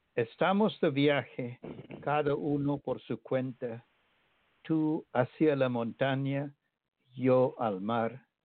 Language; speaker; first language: Spanish; non-native, fluent; Tamil